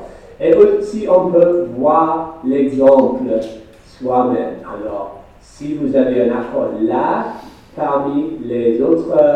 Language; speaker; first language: French; non-native, fluent; English